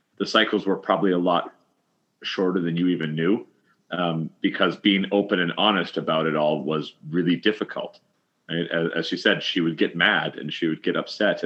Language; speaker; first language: English; native; English